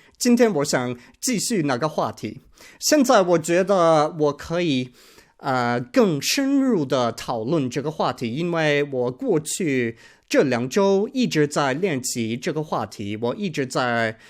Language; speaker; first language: Chinese; non-native, learner; English